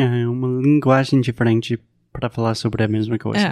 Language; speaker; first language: Portuguese; non-native, fluent; English